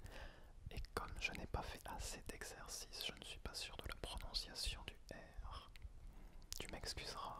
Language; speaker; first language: French; native; French